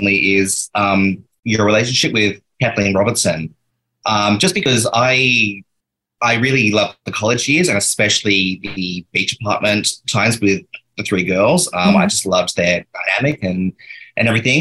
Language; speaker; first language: English; native; English